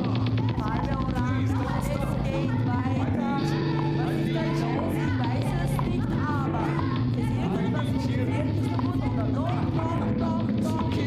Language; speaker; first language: German; non-native, learner; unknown